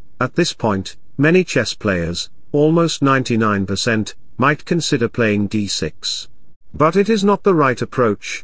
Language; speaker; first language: English; non-native, local second language; Hindi